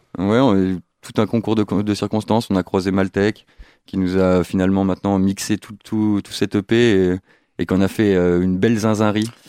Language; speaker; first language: French; native; French